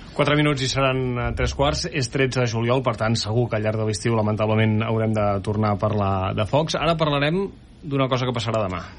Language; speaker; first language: Catalan; native; Catalan